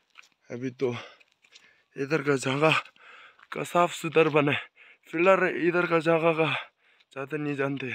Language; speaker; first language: Hindi; non-native, local second language; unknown